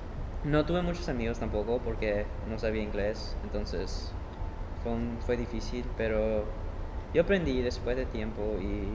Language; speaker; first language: Spanish; early bilingual, heritage; Spanish